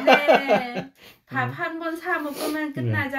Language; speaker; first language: Korean; non-native, learner; Vietnamese